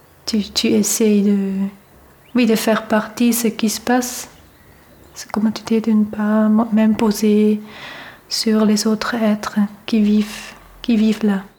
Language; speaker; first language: French; non-native, fluent; German